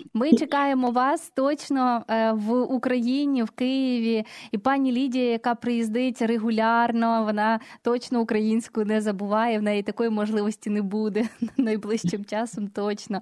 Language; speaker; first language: Ukrainian; native; Ukrainian